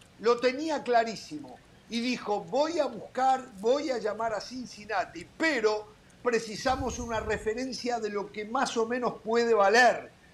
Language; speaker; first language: Spanish; native; Spanish